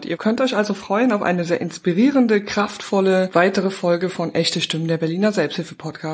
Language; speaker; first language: German; native; German